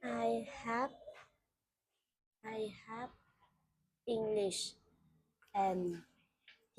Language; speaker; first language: English; non-native, learner; Vietnamese